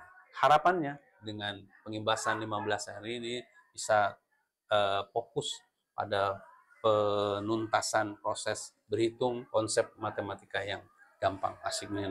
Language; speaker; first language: Indonesian; native; Indonesian